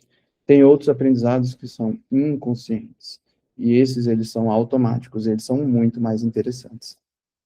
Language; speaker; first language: Portuguese; native; Portuguese